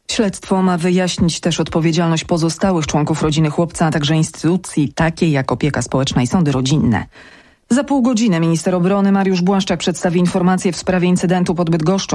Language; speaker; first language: Polish; native; Polish